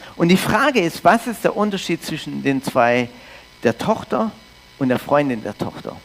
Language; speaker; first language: German; early bilingual, heritage; English